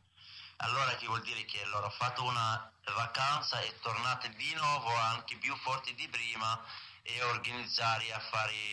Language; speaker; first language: Italian; non-native, learner; Arabic